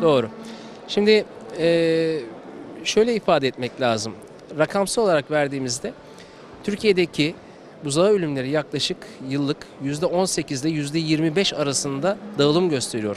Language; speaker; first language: Turkish; native; Turkish